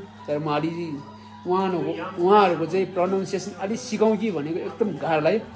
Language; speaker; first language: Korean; non-native, learner; Nepali